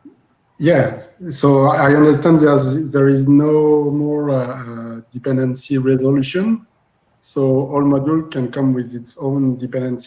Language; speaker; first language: English; non-native, fluent; French